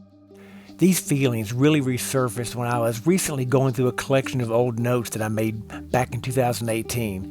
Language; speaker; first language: English; native; English